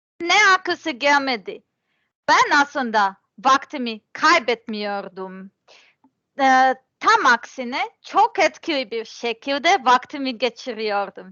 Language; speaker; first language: Turkish; non-native, learner; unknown